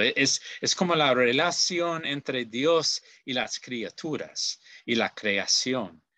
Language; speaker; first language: Spanish; non-native, learner; English